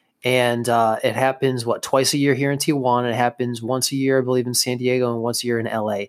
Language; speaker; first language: English; native; English